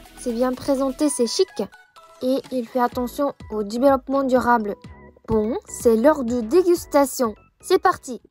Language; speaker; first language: French; non-native, fluent; Japanese